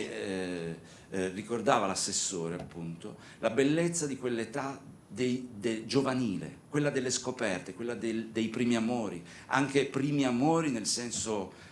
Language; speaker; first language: Italian; native; Italian